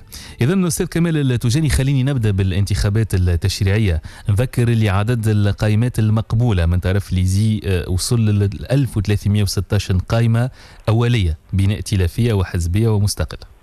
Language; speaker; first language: Arabic; native; Arabic